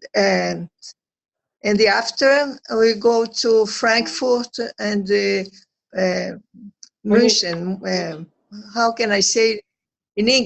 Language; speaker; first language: English; non-native, learner; Portuguese